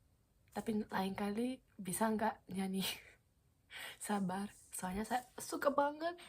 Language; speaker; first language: Indonesian; non-native, fluent; Korean